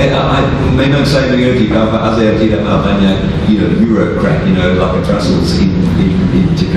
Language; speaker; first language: Indonesian; non-native, fluent; English